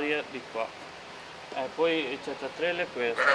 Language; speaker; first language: Italian; non-native, learner; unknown